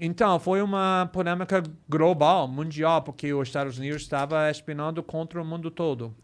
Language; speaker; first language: Portuguese; non-native, fluent; English